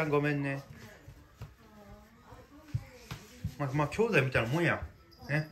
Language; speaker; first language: Japanese; native; Japanese